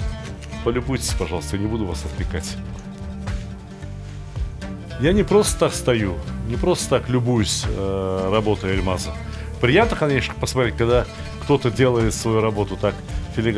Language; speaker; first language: Russian; native; Russian